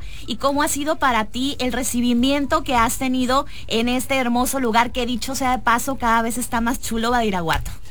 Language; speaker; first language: Spanish; native; Spanish